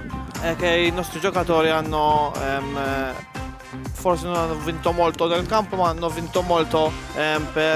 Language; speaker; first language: Italian; non-native, fluent; Maltese